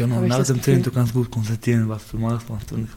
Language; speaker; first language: German; non-native, learner; Baluchi